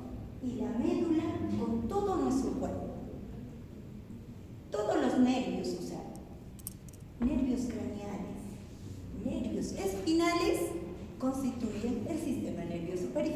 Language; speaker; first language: Spanish; native; Spanish